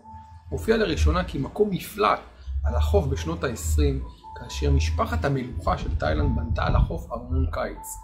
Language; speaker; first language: Hebrew; native; Hebrew